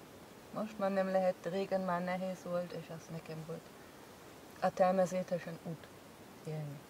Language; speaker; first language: Hungarian; non-native, learner; German